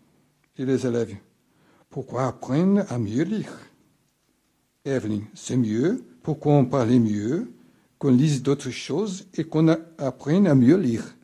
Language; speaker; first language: French; non-native, fluent; Portuguese